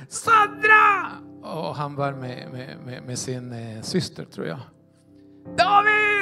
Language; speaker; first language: Swedish; non-native, fluent; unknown